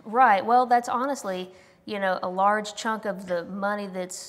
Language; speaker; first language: English; native; English